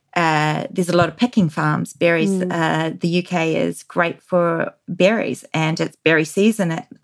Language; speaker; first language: English; native; English